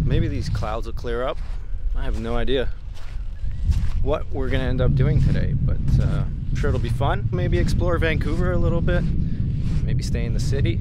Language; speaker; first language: English; native; English